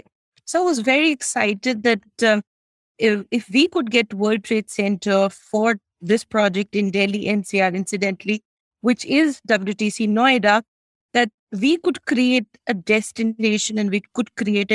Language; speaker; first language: English; non-native, local second language; Kashmiri